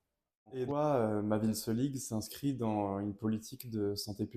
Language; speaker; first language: French; native; French